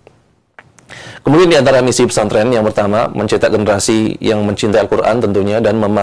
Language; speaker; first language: Indonesian; native; Indonesian